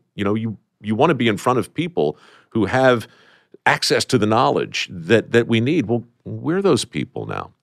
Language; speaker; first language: English; native; English